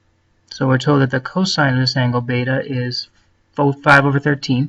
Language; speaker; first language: English; native; English